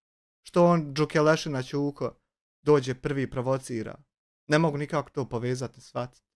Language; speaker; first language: Bosnian; native; Bosnian